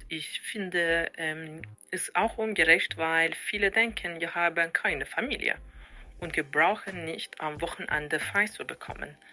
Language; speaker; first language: German; non-native, fluent; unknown